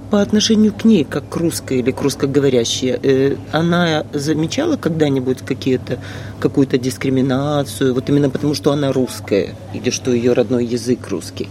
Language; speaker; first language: Russian; native; Russian